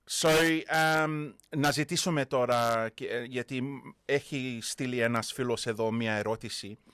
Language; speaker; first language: Greek; early bilingual, heritage; Greek